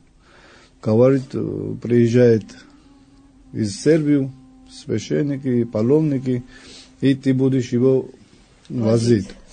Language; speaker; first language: Russian; non-native, fluent; Georgian